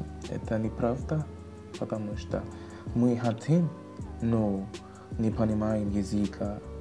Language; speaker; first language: Russian; non-native, learner; English